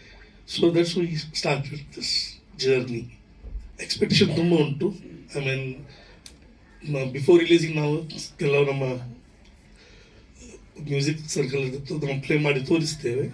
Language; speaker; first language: Kannada; non-native, local second language; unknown